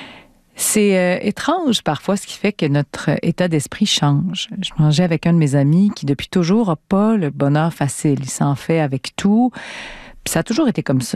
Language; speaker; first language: French; native; French